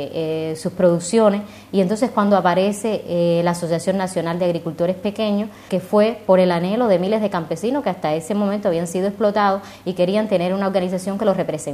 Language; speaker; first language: Spanish; native; Spanish